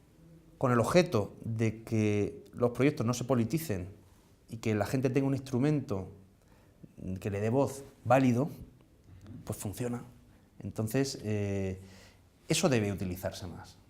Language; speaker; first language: Spanish; native; Spanish